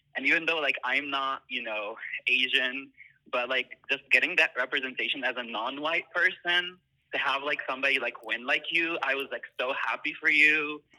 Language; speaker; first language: English; non-native, fluent; Arabic